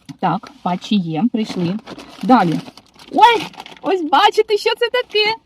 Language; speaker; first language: Ukrainian; non-native, local second language; Russian